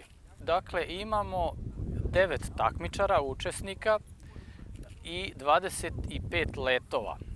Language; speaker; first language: Bosnian; native; Bosnian